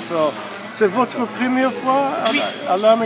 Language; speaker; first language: French; non-native, learner; English